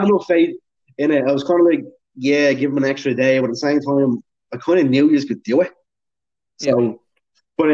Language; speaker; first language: English; native; English